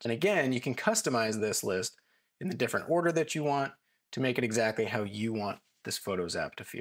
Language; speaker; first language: English; native; English